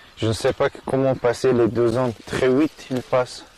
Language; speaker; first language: French; non-native, learner; Persian